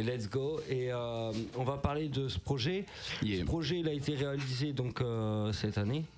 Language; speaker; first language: French; native; French